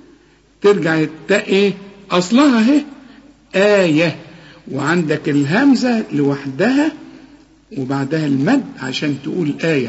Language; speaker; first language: Arabic; native; Arabic